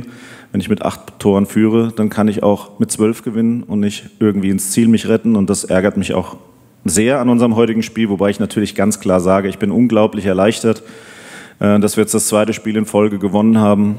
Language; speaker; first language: German; native; German